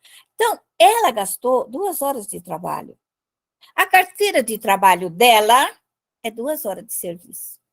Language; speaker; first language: Portuguese; native; Portuguese